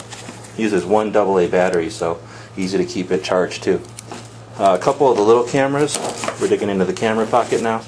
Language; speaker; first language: English; native; English